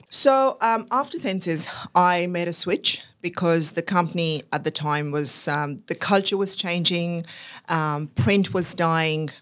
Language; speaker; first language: English; non-native, local second language; Urdu